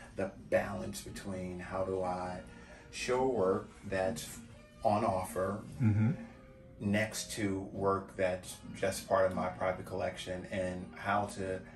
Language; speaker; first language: English; native; English